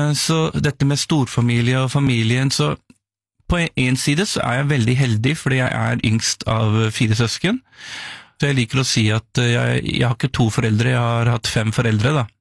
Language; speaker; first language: Norwegian; early bilingual, other home language; Urdu